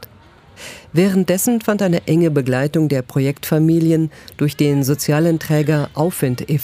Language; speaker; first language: German; native; German